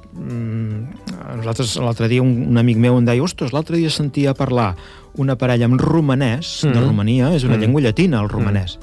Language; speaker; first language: Catalan; native; Catalan